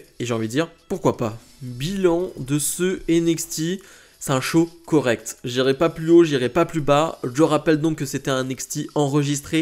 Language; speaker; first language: French; native; French